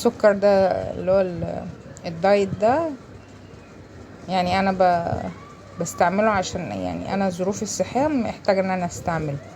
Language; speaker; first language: Arabic; native; Arabic